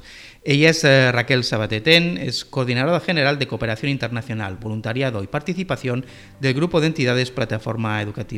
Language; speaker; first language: Spanish; native; Spanish